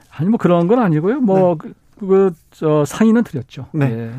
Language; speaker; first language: Korean; native; Korean